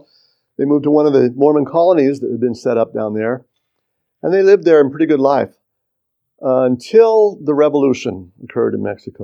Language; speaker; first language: English; native; English